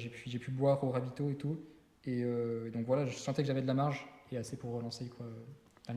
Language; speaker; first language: French; native; French